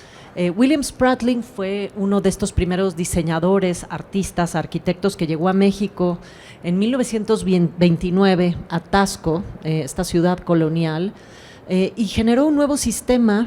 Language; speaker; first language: Spanish; native; Spanish